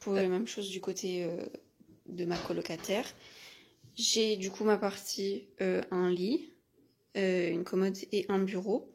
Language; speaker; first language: French; native; French